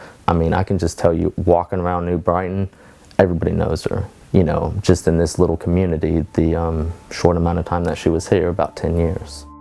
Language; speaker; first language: English; native; English